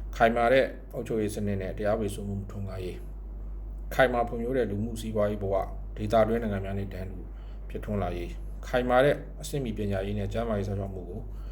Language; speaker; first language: Burmese; non-native, local second language; Hakha Chin